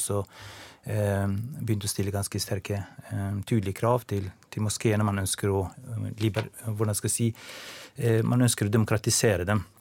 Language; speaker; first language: Norwegian; non-native, fluent; Albanian